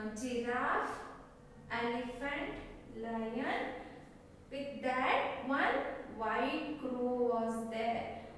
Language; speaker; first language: English; non-native, local second language; Kannada